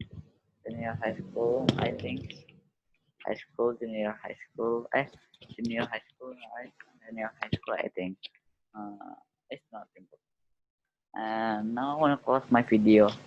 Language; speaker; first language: English; non-native, learner; Indonesian